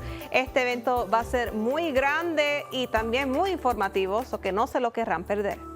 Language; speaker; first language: Spanish; native; Spanish